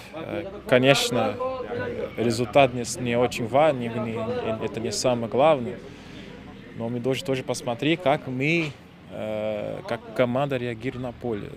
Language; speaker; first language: Russian; non-native, fluent; Portuguese